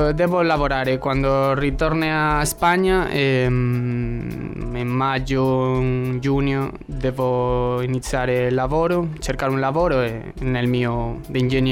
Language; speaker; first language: Italian; non-native, learner; Spanish